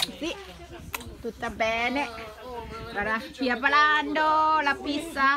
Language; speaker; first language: Italian; non-native, learner; Thai